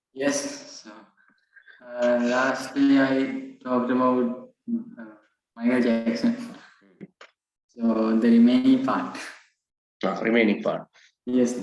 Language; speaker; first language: English; non-native, local second language; Sinhala